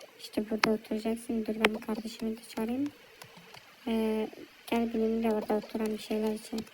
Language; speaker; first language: Turkish; early bilingual, heritage; Turkish